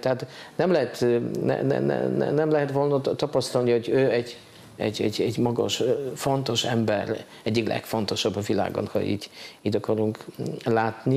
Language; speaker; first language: Hungarian; non-native, fluent; Polish